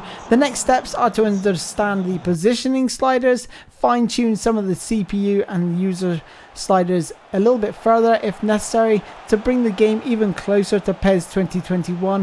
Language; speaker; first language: English; native; English